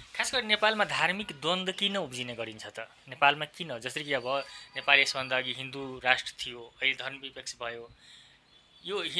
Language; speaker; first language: Nepali; non-native, local second language; Maithili